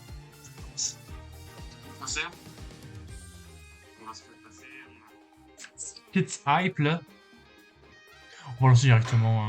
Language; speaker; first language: French; native; French